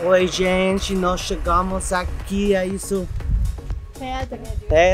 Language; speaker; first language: Portuguese; non-native, learner; English